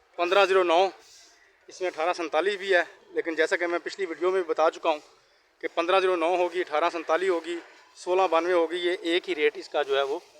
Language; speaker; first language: Urdu; non-native, local second language; Punjabi